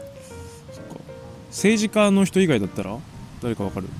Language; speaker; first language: Japanese; native; Japanese